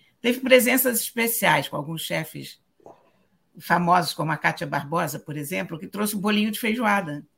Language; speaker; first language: Portuguese; native; Portuguese